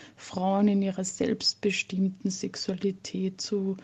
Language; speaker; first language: German; native; German